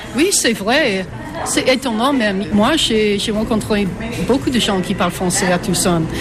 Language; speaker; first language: French; non-native, fluent; English